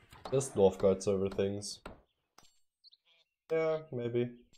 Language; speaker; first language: English; non-native, fluent; German